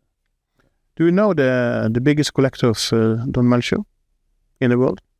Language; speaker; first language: English; non-native, fluent; Norwegian